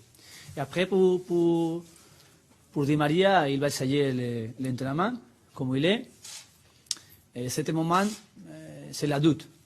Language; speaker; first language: French; non-native, learner; Spanish